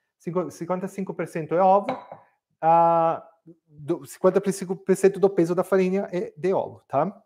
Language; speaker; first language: Portuguese; non-native, fluent; Italian